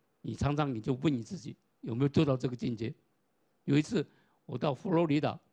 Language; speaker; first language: Chinese; non-native, local second language; Hakka Chinese